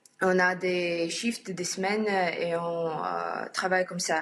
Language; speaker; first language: French; non-native, learner; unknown